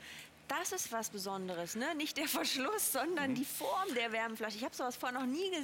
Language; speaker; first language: German; native; German